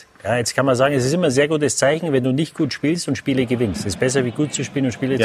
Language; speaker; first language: German; native; German